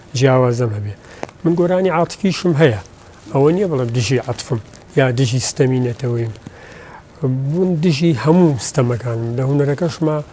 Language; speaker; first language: Central Kurdish; native; Central Kurdish